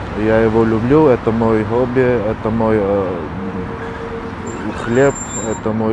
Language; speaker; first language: Russian; non-native, fluent; Armenian